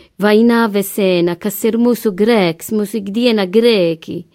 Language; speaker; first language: Latvian; non-native, learner; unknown